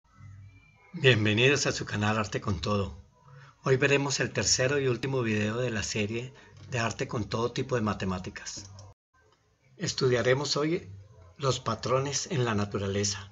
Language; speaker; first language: Spanish; native; Spanish